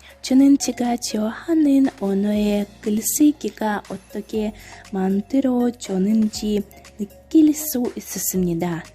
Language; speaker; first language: Korean; non-native, learner; Russian